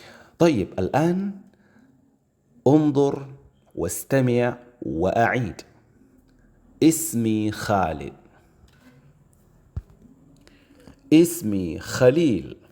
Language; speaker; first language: Arabic; non-native, fluent; Indonesian